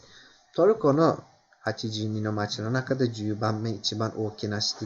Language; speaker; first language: Japanese; non-native, fluent; Turkish